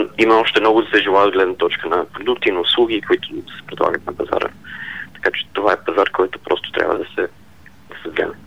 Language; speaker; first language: Bulgarian; early bilingual, heritage; Bulgarian